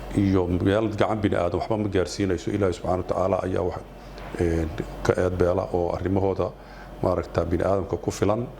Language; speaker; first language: Somali; native; Somali